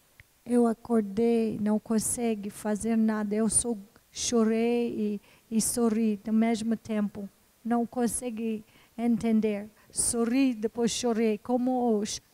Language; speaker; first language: Portuguese; non-native, fluent; English